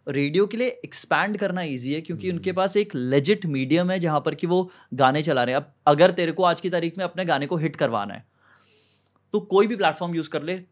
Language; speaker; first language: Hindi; native; Hindi